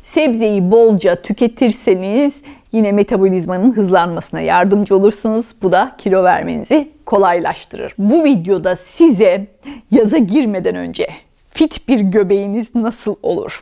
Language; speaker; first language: Turkish; native; Turkish